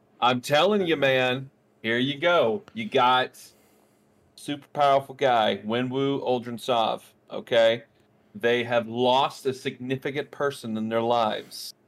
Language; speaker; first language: English; native; English